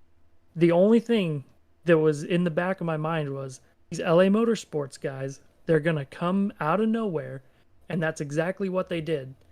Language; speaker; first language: English; native; English